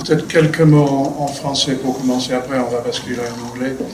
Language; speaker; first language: French; non-native, fluent; English